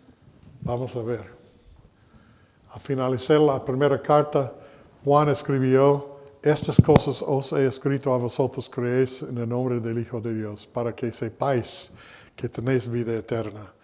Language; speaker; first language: Spanish; non-native, fluent; English